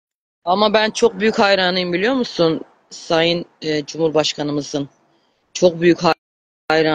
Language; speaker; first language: Turkish; native; Turkish